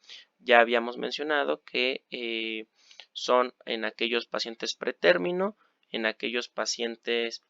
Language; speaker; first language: Spanish; native; Spanish